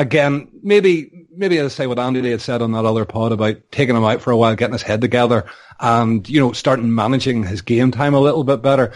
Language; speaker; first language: English; native; English